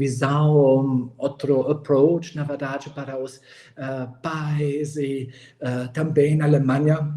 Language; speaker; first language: Portuguese; non-native, fluent; German